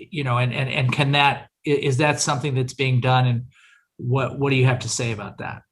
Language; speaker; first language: English; native; English